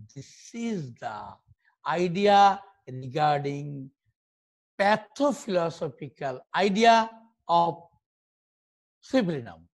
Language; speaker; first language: English; non-native, local second language; Bangla